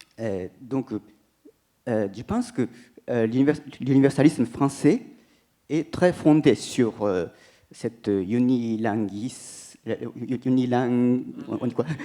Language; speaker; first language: French; non-native, fluent; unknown